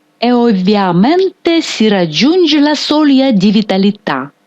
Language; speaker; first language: Italian; non-native, fluent; Ukrainian